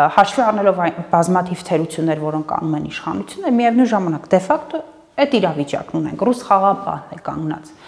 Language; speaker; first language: Armenian; native; Armenian